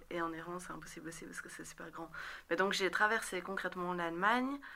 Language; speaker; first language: French; native; French